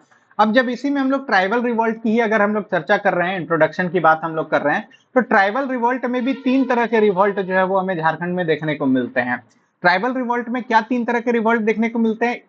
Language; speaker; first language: Hindi; native; Hindi